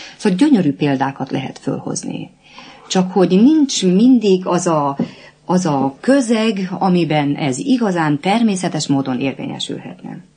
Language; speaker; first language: Hungarian; native; Hungarian